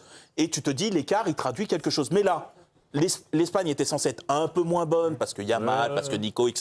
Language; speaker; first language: French; native; French